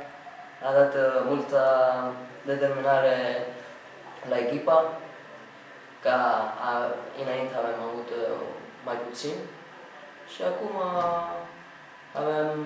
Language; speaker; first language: Romanian; non-native, learner; Italian